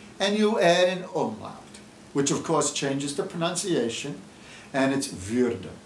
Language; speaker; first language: English; native; English